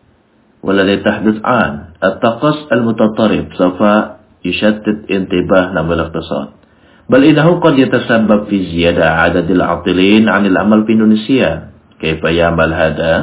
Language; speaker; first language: Arabic; non-native, fluent; Indonesian